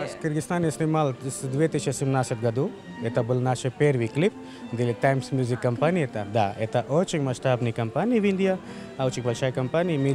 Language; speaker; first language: Russian; non-native, learner; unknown